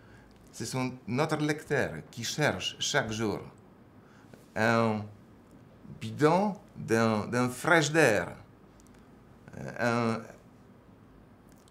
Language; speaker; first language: French; non-native, fluent; Polish